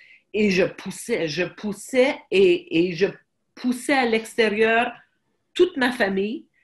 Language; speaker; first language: French; non-native, fluent; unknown